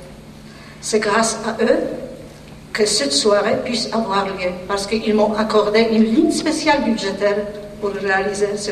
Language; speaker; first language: French; non-native, fluent; Polish